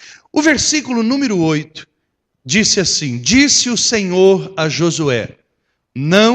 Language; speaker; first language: Portuguese; native; Portuguese